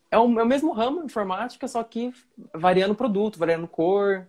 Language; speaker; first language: Portuguese; native; Portuguese